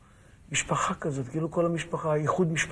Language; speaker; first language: Hebrew; early bilingual, other home language; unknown